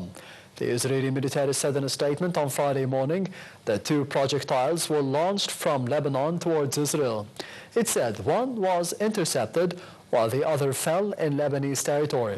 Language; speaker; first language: English; non-native, local second language; Arabic